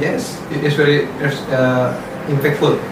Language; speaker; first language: English; non-native, learner; Indonesian